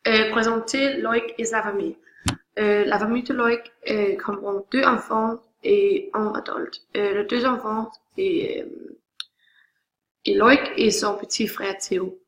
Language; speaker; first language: French; non-native, learner; Swedish